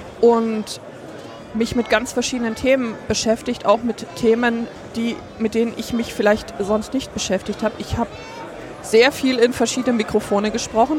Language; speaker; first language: German; native; German